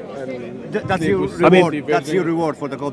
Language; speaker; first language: English; non-native, learner; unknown